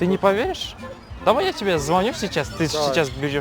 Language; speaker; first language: Russian; non-native, local second language; Kazakh